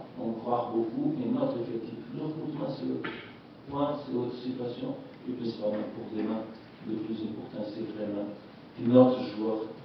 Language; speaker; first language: French; non-native, learner; Portuguese